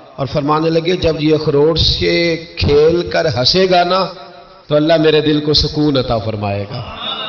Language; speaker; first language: Urdu; non-native, local second language; Punjabi